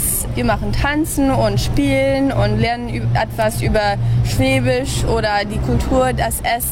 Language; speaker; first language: German; early bilingual, heritage; English